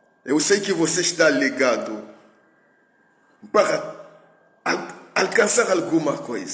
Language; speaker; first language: Portuguese; non-native, fluent; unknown